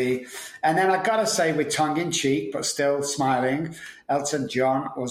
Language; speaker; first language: English; native; English